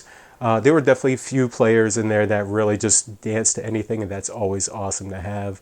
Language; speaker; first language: English; native; English